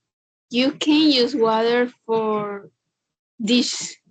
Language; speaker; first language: English; non-native, learner; Spanish